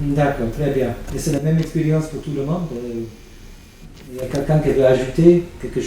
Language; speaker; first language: French; non-native, fluent; English